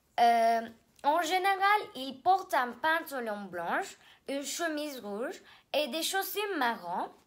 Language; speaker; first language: French; non-native, learner; Turkish